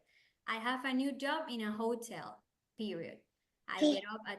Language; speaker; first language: English; non-native, fluent; Spanish